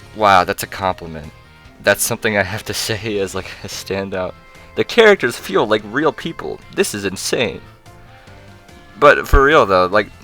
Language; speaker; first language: English; native; English